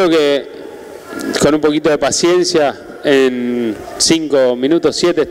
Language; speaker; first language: Spanish; native; Spanish